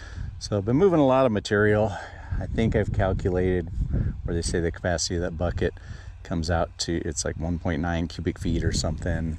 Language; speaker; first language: English; native; English